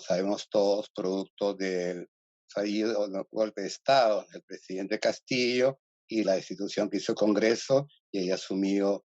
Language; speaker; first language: Spanish; native; Spanish